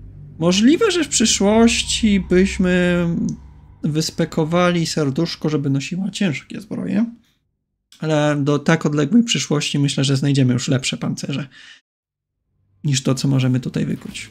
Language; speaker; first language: Polish; native; Polish